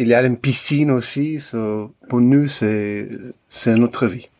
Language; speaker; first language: French; non-native, learner; English